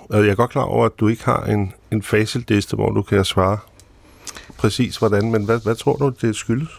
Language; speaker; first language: Danish; native; Danish